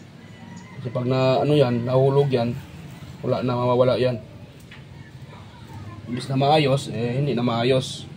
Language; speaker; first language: Filipino; native; Filipino